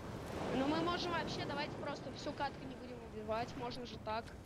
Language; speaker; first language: Russian; native; Russian